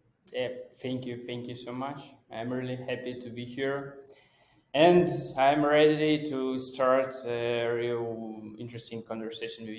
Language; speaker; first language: English; non-native, fluent; Russian